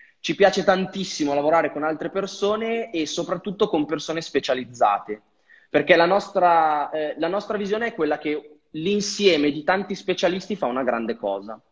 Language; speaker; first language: Italian; native; Italian